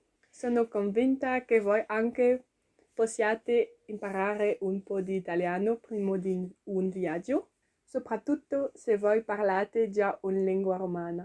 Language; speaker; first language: Italian; non-native, learner; French